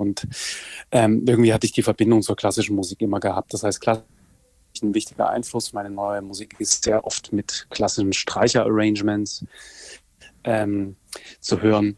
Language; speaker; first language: German; native; German